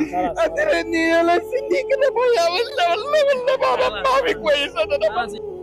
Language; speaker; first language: Arabic; non-native, learner; Bangla